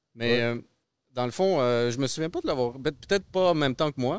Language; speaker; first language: French; early bilingual, other home language; Russian